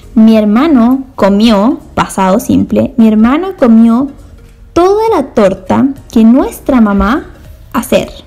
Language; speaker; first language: Spanish; native; Spanish